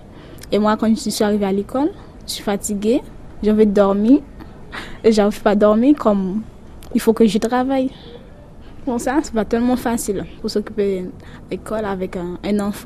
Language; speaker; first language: French; non-native, local second language; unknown